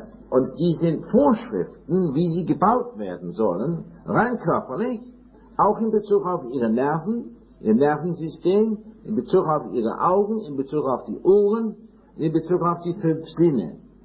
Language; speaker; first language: German; non-native, fluent; English